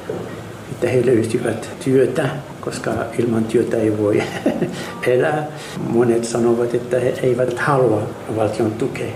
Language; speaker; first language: Finnish; non-native, fluent; Arabic